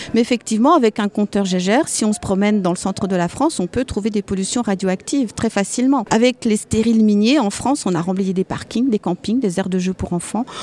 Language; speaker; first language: French; native; French